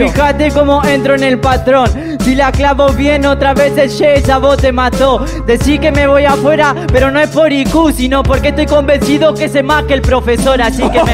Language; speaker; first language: Spanish; native; Spanish